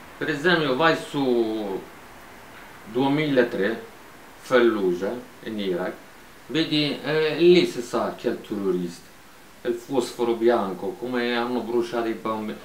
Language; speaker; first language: Italian; non-native, learner; Kurdish